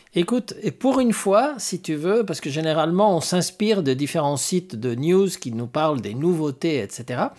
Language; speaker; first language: French; non-native, fluent; Spanish